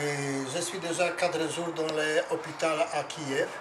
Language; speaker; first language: French; non-native, learner; Polish